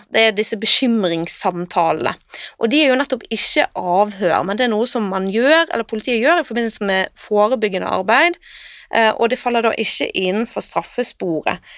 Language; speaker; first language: Norwegian; native; Norwegian